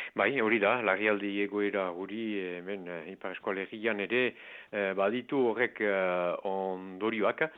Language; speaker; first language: Basque; native; Basque